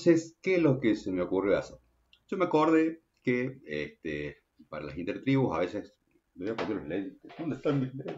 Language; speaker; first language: Spanish; native; Spanish